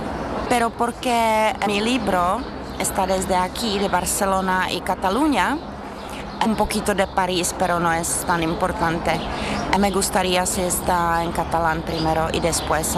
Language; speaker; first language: Spanish; non-native, fluent; Czech